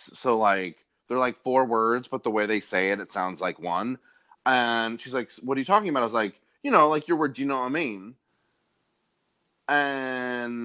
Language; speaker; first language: English; native; English